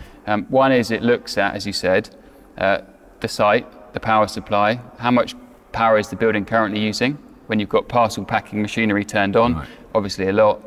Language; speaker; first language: English; native; English